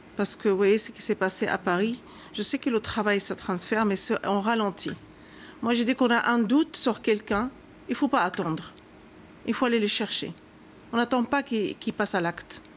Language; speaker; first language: French; non-native, local second language; Arabic